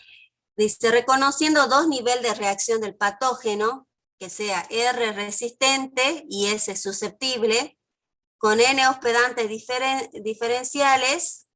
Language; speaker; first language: Spanish; native; Spanish